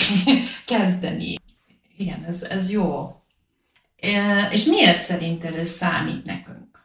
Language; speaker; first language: Hungarian; non-native, learner; English